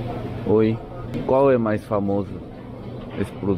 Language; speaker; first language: Portuguese; non-native, learner; Korean